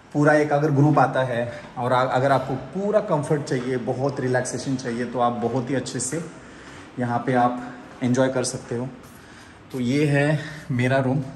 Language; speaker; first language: Hindi; non-native, local second language; Marathi